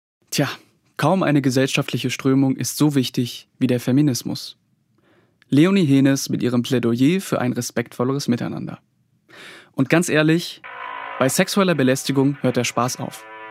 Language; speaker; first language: German; native; German